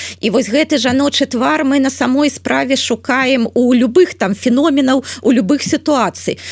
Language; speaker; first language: Belarusian; native; Belarusian